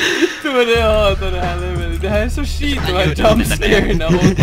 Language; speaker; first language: Swedish; non-native, local second language; Finnish